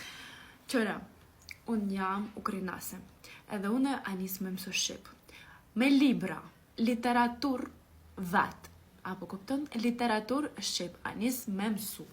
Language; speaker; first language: Albanian; non-native, learner; Ukrainian